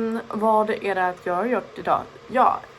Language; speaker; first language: Swedish; non-native, fluent; English